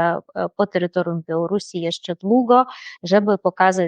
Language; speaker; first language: Polish; non-native, fluent; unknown